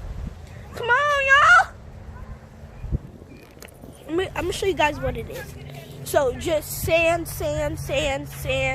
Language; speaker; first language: English; native; English